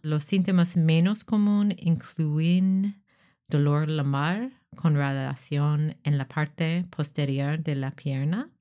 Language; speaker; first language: Spanish; non-native, learner; English